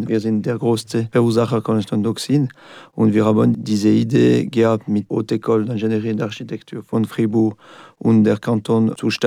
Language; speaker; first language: German; non-native, learner; French